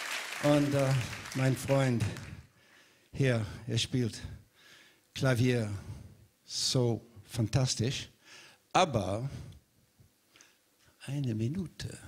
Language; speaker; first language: German; non-native, learner; English